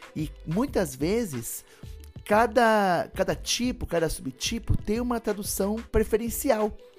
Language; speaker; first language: Portuguese; native; Portuguese